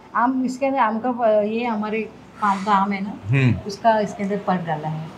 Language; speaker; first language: Hindi; non-native, local second language; Marathi